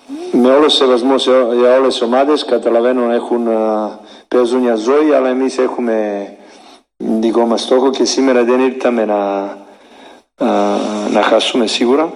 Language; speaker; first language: Greek; non-native, learner; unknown